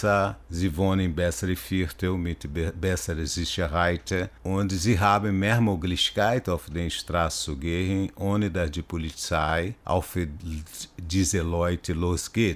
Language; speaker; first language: German; non-native, learner; Portuguese